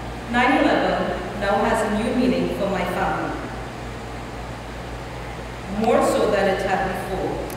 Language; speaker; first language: English; native; English